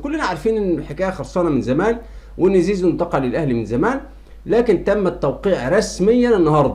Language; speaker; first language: Arabic; native; Arabic